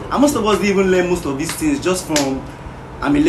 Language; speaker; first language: English; non-native, local second language; Yoruba